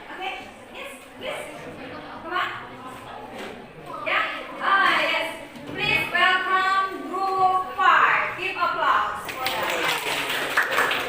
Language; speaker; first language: English; non-native, learner; Indonesian